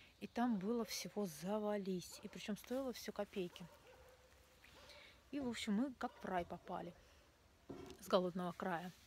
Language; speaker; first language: Russian; native; Russian